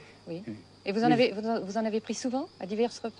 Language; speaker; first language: French; native; French